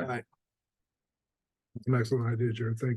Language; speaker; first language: English; native; English